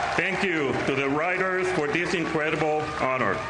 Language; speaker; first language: English; non-native, fluent; Spanish